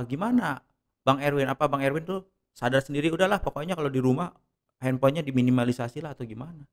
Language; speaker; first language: Indonesian; native; Indonesian